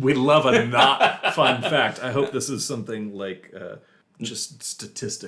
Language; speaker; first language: English; native; English